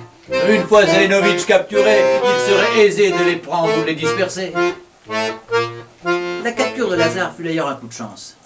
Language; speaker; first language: French; native; French